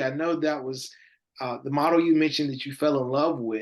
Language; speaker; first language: English; native; English